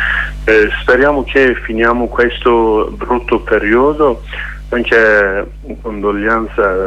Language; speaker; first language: Italian; non-native, learner; Kurdish